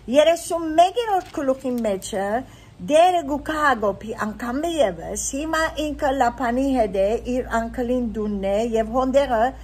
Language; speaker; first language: Armenian; early bilingual, heritage; Armenian